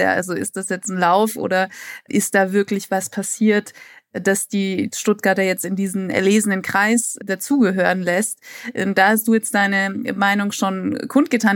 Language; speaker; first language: German; native; German